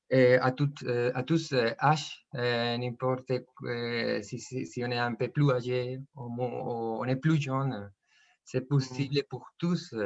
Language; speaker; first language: French; non-native, fluent; Spanish